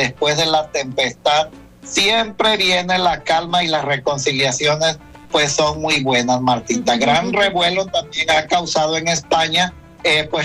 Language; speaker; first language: Spanish; native; Spanish